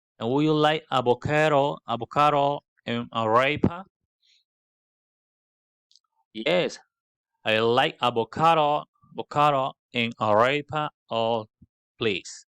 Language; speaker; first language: English; non-native, learner; Spanish